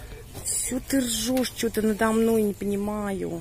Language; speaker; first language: Russian; native; Russian